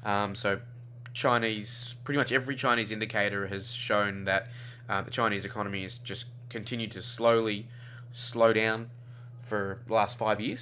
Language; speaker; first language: English; native; English